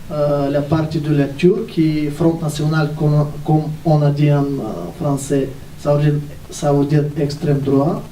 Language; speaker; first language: French; non-native, fluent; Bulgarian